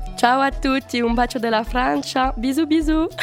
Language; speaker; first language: Italian; non-native, learner; French